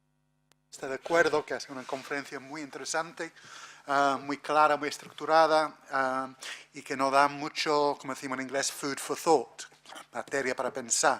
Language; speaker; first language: Spanish; non-native, fluent; English